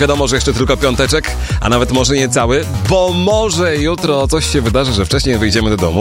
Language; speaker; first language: Polish; native; Polish